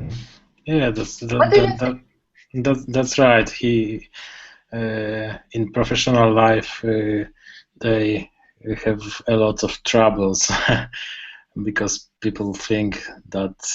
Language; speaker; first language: English; non-native, learner; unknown